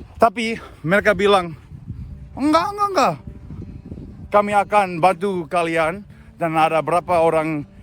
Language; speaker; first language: Indonesian; non-native, learner; English